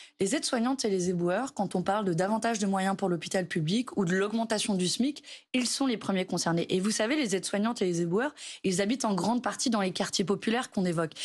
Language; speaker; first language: French; native; French